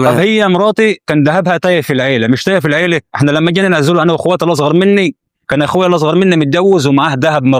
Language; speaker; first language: Arabic; native; Arabic